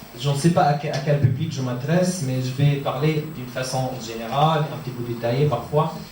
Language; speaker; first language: French; non-native, fluent; Arabic